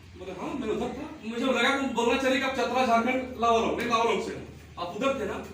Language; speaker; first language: Hindi; native; Hindi